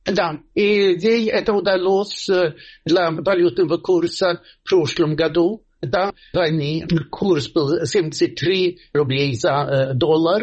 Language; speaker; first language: Russian; non-native, fluent; Swedish